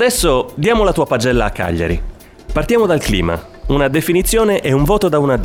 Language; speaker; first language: Italian; native; Italian